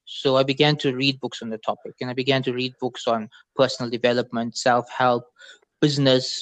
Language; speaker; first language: English; native; English